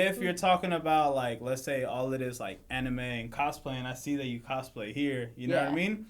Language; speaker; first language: English; native; English